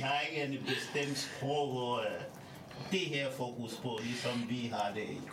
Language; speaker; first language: Danish; early bilingual, other home language; Swahili